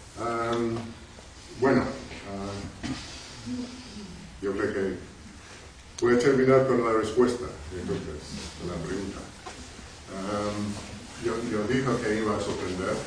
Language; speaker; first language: Spanish; non-native, fluent; English